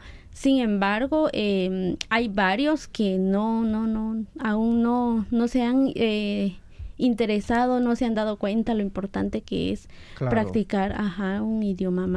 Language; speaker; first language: Spanish; non-native, local second language; Kaqchikel